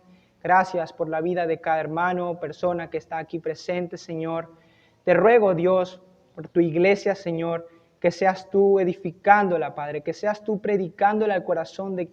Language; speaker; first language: Spanish; native; Spanish